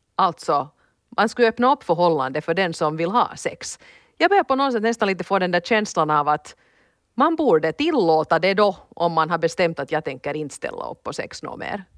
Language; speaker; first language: Swedish; native; Swedish